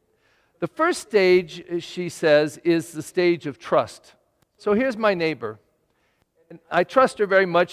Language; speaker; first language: English; native; English